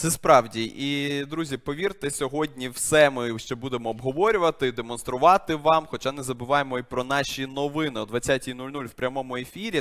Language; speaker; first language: Ukrainian; native; Ukrainian